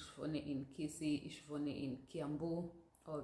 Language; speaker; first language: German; non-native, learner; Gusii